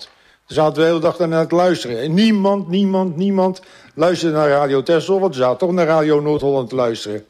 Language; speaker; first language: Dutch; native; Dutch